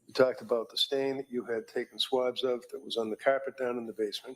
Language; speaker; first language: English; native; English